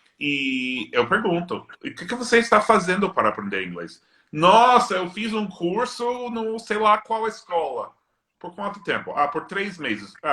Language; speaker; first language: Portuguese; non-native, fluent; English